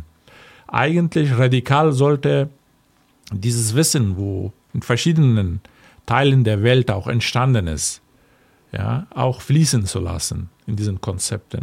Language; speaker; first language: German; non-native, fluent; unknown